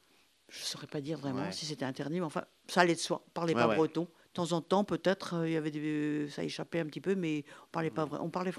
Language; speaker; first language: French; native; French